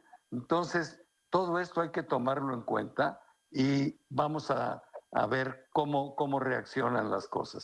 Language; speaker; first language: Spanish; native; Spanish